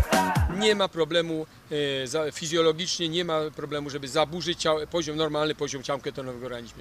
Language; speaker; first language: Polish; native; Polish